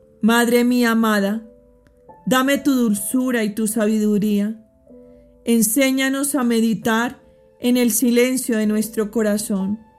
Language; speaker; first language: Spanish; native; Spanish